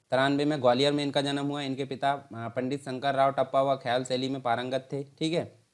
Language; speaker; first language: Hindi; native; Hindi